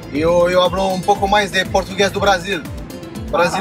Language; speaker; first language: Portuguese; non-native, learner; Spanish